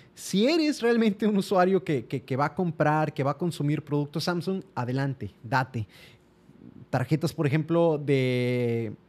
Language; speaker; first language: Spanish; native; Spanish